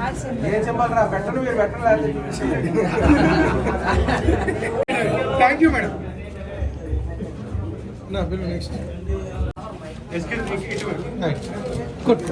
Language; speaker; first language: Telugu; native; Telugu